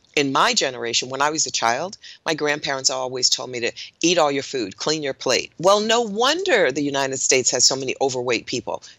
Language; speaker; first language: English; native; English